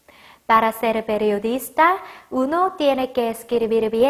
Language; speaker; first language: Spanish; non-native, fluent; Korean